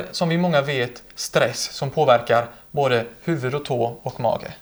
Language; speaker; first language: Swedish; native; Swedish